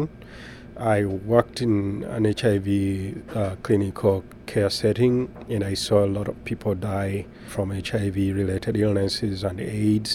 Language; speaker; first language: English; non-native, local second language; Ganda